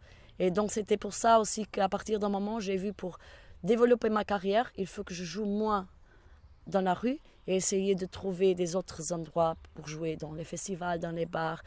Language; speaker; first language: French; non-native, fluent; Portuguese